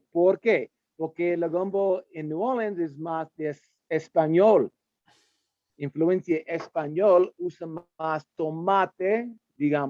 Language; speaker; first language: Spanish; non-native, learner; English